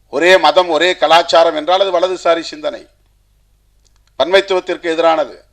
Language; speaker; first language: Tamil; native; Tamil